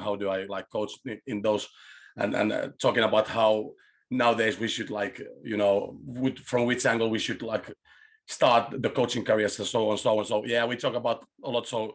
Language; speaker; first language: English; non-native, fluent; Spanish